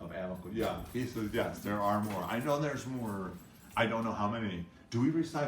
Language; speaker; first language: English; native; English